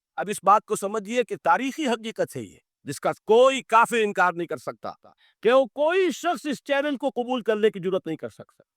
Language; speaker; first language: Urdu; native; Urdu